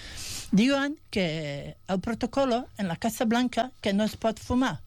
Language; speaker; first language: Catalan; non-native, fluent; Bosnian